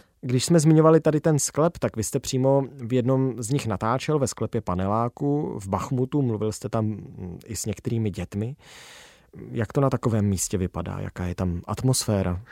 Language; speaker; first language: Czech; native; Czech